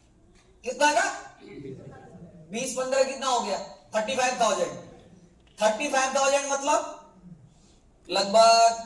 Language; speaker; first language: Hindi; native; Hindi